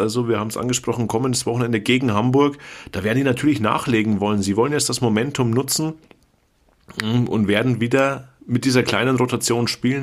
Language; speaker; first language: German; native; German